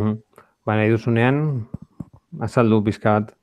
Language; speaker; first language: Basque; non-native, local second language; Spanish